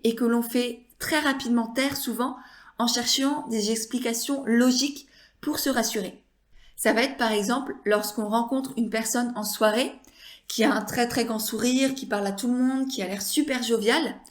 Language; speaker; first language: French; native; French